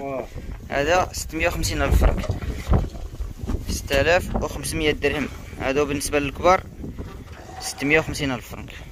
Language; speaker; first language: Arabic; native; Arabic